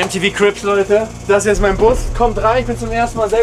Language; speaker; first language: German; native; German